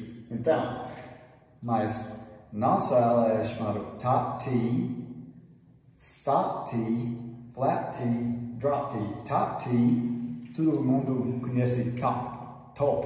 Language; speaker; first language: Portuguese; non-native, fluent; English